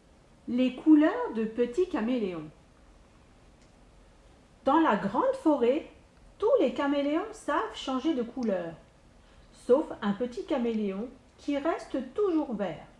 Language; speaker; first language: French; native; French